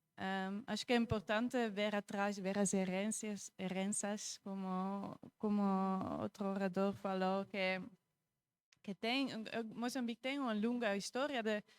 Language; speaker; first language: Portuguese; non-native, fluent; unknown